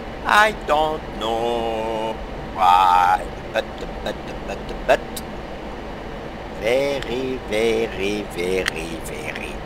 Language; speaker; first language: English; non-native, learner; French